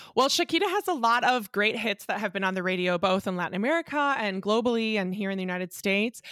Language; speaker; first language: English; native; English